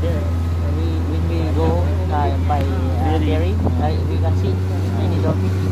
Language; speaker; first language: English; non-native, learner; Filipino